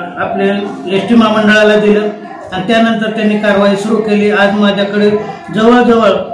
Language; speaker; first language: Marathi; native; Marathi